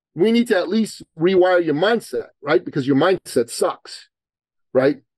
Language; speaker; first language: English; early bilingual, other home language; Persian